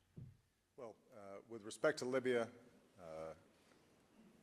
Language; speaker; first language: English; native; English